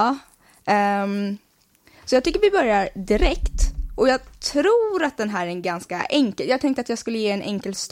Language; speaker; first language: Swedish; native; Swedish